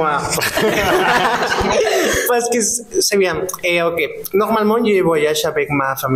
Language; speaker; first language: French; non-native, fluent; Spanish